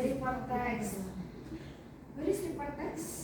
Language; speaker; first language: English; non-native, learner; Indonesian